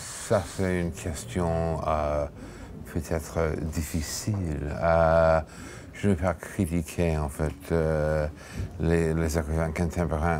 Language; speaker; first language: French; non-native, fluent; English